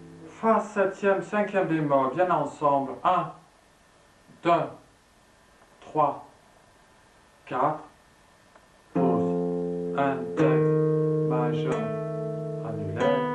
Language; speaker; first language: French; native; French